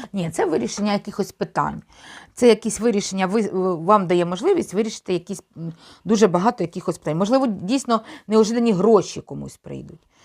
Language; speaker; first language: Ukrainian; non-native, local second language; Russian